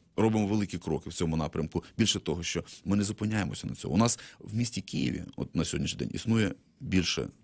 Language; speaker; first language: Ukrainian; native; Ukrainian